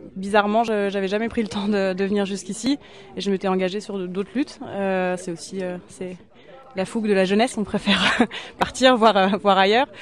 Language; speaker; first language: French; native; French